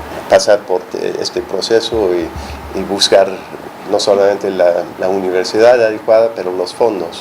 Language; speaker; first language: Spanish; non-native, fluent; English